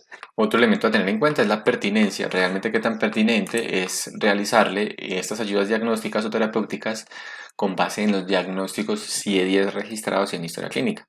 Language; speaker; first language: Spanish; native; Spanish